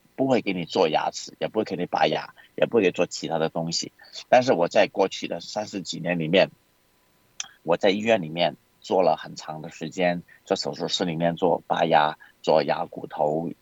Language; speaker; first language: Chinese; non-native, local second language; Cantonese